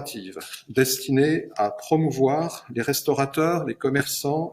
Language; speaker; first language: French; native; French